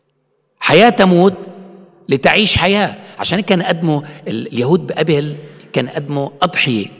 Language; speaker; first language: Arabic; native; Arabic